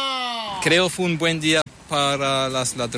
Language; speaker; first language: Spanish; non-native, fluent; German